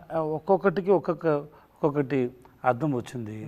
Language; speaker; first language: Telugu; non-native, learner; Tamil